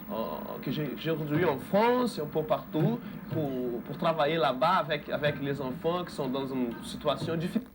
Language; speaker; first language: French; non-native, fluent; Portuguese